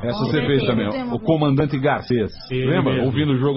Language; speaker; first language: Portuguese; native; Portuguese